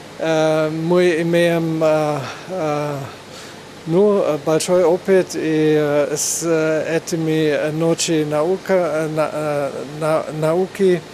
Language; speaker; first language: Russian; non-native, learner; German